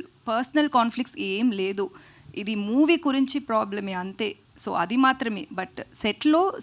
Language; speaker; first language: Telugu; non-native, learner; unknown